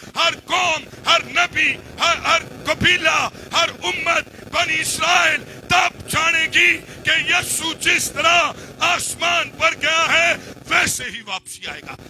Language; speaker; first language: Urdu; non-native, local second language; Punjabi